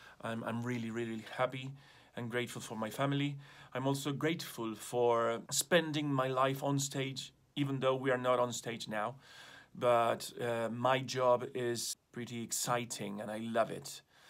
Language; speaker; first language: English; non-native, fluent; Spanish